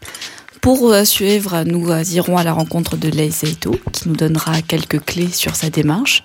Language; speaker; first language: French; native; French